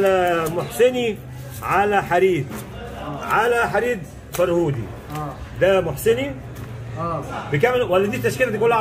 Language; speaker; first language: Arabic; native; Arabic